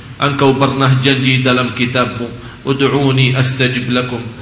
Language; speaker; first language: Indonesian; non-native, fluent; Arabic